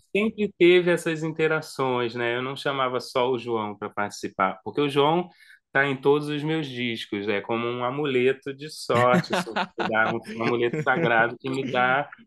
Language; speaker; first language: Portuguese; native; Portuguese